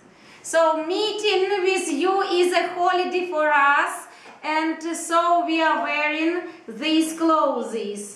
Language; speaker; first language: English; non-native, learner; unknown